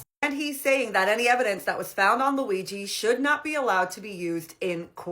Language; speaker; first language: English; native; English